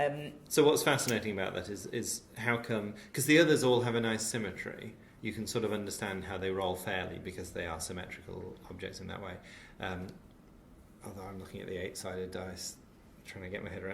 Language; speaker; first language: English; native; English